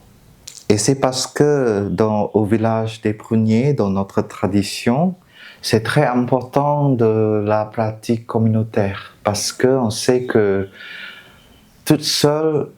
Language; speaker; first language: French; non-native, fluent; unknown